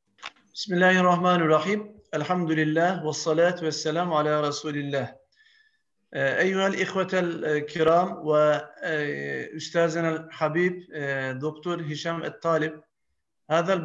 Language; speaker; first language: Arabic; non-native, fluent; Turkish